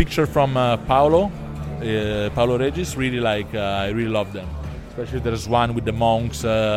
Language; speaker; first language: English; non-native, fluent; Italian